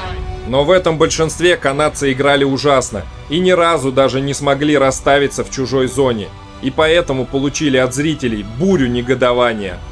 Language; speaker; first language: Russian; native; Russian